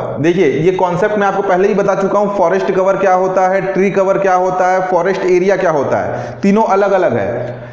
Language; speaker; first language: Hindi; native; Hindi